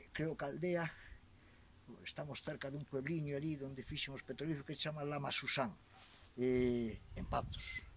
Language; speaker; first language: Galician; native; Galician